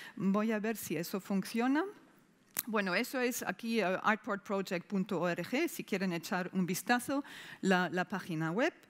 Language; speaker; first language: Spanish; non-native, fluent; German